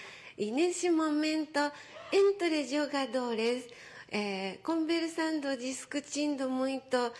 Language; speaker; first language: Portuguese; non-native, fluent; Japanese